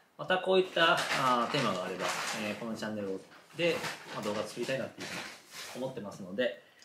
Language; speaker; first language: Japanese; native; Japanese